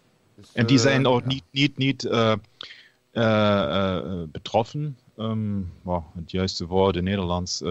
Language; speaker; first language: Dutch; non-native, learner; German